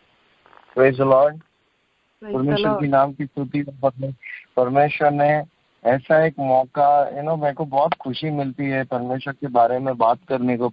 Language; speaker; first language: Hindi; non-native, local second language; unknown